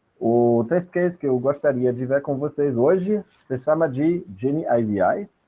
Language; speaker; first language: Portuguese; non-native, fluent; French